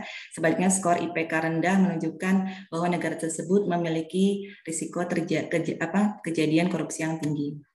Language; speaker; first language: Indonesian; native; Indonesian